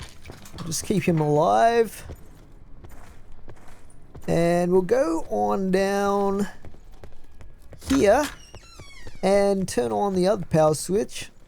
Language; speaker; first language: English; native; English